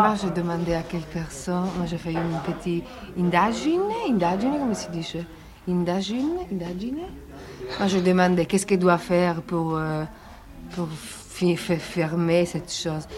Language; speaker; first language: French; non-native, learner; Italian